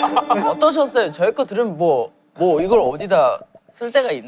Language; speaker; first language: Korean; native; Korean